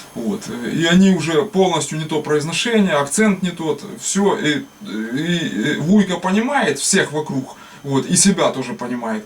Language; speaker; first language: Russian; native; Russian